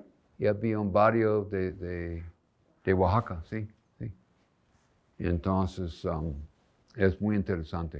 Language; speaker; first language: Spanish; non-native, fluent; English